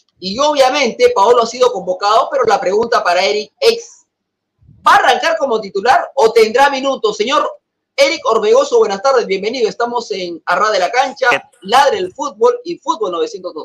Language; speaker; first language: Spanish; native; Spanish